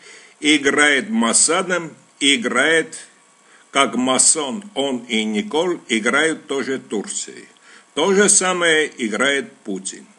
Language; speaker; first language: Russian; non-native, local second language; Armenian